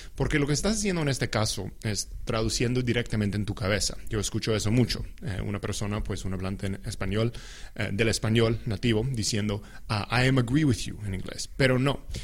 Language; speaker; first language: Spanish; non-native, fluent; English